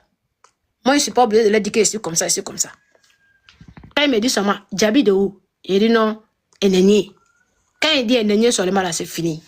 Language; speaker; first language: French; non-native, local second language; Dyula